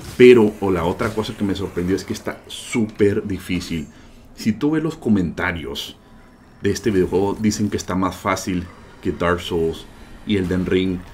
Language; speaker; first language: Spanish; native; Spanish